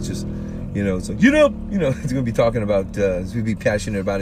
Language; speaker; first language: English; native; English